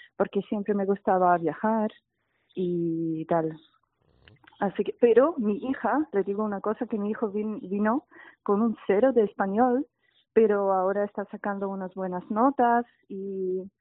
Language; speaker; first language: Spanish; non-native, learner; Russian